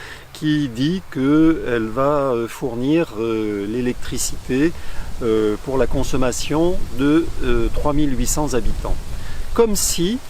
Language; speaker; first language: French; native; French